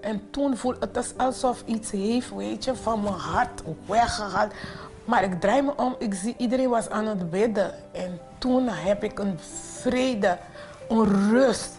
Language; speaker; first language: Dutch; non-native, fluent; Papiamento